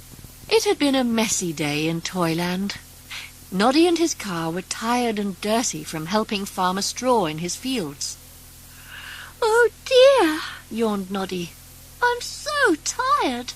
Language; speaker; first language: English; native; English